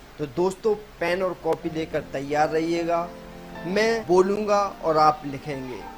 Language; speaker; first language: Urdu; native; Urdu